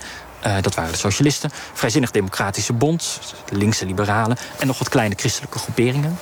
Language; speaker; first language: Dutch; native; Dutch